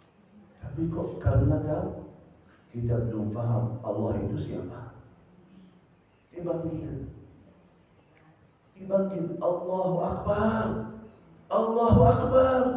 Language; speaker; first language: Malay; non-native, fluent; Arabic